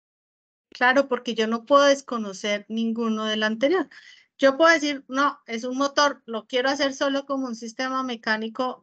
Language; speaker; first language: Spanish; native; Spanish